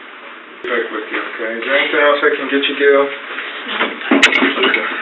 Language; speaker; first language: English; native; English